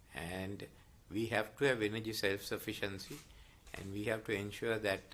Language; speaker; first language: English; non-native, local second language; Sinhala